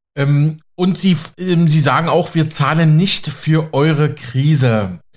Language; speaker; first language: German; native; German